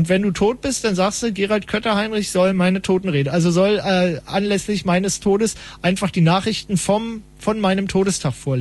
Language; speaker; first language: German; native; German